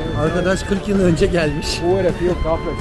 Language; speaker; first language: Turkish; early bilingual, heritage; Turkish